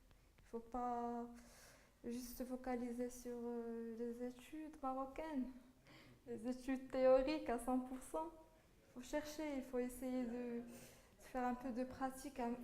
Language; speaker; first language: French; non-native, local second language; Arabic